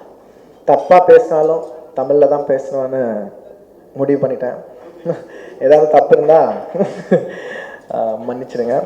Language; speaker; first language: Tamil; non-native, local second language; Telugu